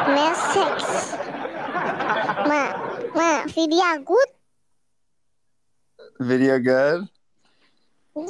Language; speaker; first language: English; non-native, learner; Indonesian